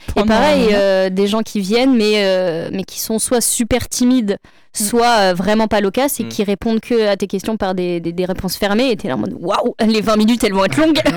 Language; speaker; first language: French; native; French